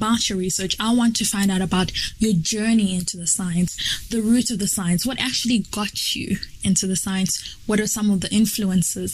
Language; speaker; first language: English; non-native, local second language; Nyanja